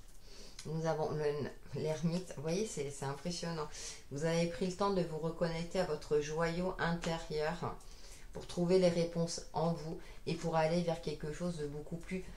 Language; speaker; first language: French; native; French